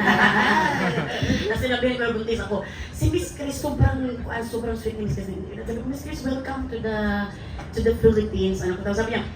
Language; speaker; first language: Filipino; non-native, local second language; Cebuano